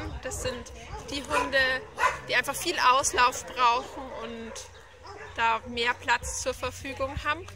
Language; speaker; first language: German; native; German